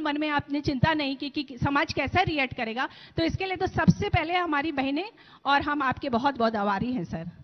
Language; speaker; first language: Hindi; native; Hindi